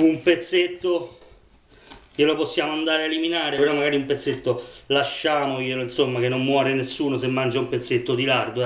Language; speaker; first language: Italian; native; Italian